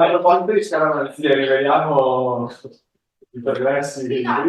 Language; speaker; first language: Italian; native; Italian